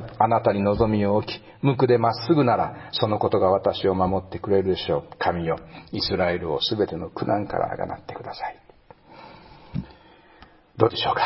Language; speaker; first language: Japanese; native; Japanese